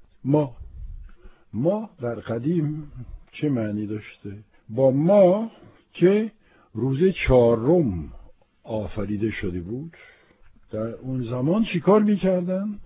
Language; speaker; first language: Persian; non-native, fluent; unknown